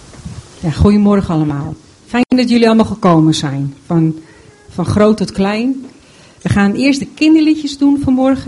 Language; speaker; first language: Dutch; native; Dutch